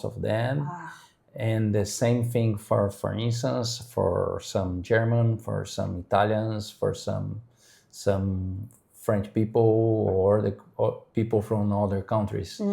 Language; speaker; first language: English; non-native, fluent; Portuguese